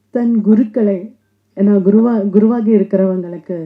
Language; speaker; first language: Tamil; non-native, local second language; Malayalam